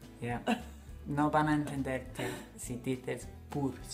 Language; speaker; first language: Spanish; non-native, fluent; English